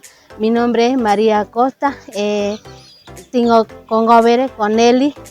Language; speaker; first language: Spanish; non-native, local second language; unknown